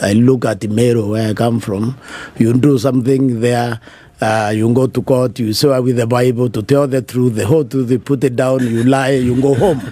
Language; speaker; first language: English; non-native, local second language; Meru